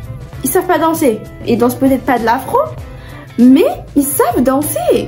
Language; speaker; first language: French; native; French